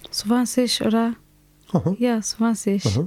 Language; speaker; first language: German; non-native, learner; Somali